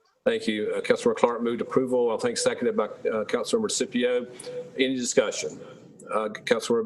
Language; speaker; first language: English; native; English